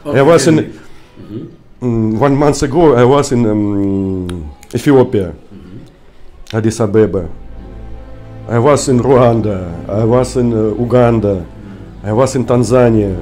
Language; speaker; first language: English; non-native, learner; Russian